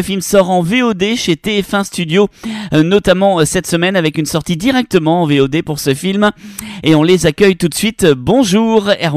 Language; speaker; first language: French; native; French